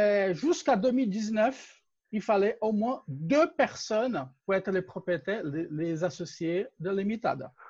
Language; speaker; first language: French; non-native, fluent; Portuguese